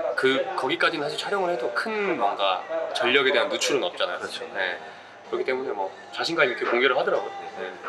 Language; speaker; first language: Korean; native; Korean